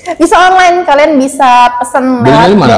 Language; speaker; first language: Indonesian; native; Indonesian